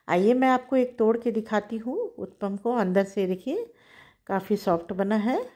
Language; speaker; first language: Hindi; native; Hindi